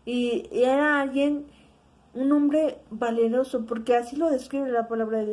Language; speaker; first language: Spanish; native; Spanish